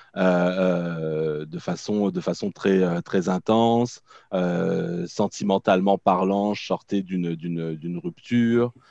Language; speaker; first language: French; native; French